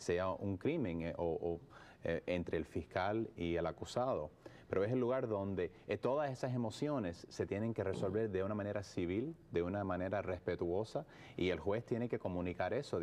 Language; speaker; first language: Spanish; early bilingual, heritage; Spanish